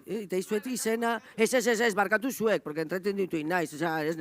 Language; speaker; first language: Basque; native; Basque